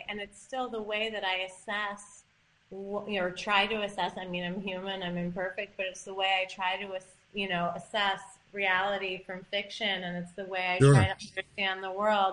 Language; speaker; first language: English; native; English